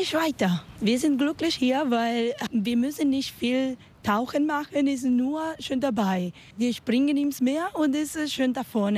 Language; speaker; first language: German; non-native, learner; Spanish